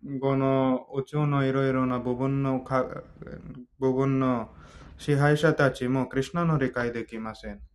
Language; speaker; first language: Japanese; non-native, learner; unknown